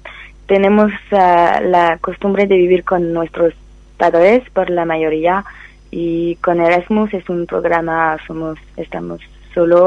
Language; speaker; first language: Spanish; non-native, fluent; French